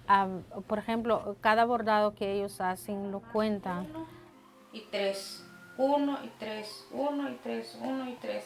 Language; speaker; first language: Spanish; non-native, local second language; Kʼicheʼ